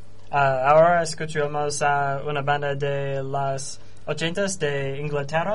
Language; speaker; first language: Spanish; non-native, learner; English